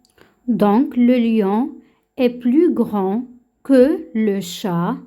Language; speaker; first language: French; non-native, local second language; Arabic